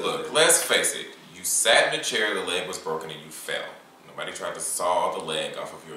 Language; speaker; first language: English; native; English